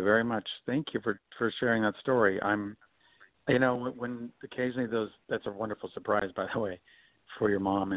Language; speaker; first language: English; native; English